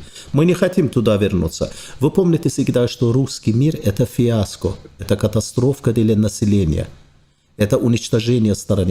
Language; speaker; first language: Russian; non-native, fluent; Turkish